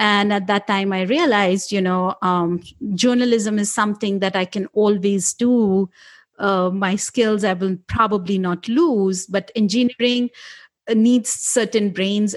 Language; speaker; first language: English; non-native, local second language; Hindi